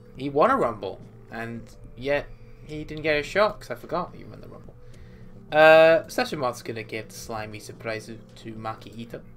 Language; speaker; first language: English; native; English